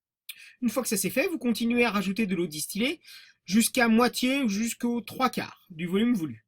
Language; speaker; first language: French; native; French